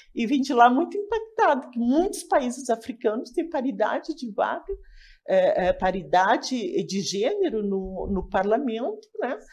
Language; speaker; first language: Portuguese; native; Portuguese